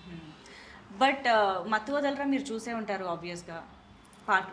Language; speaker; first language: Telugu; native; Telugu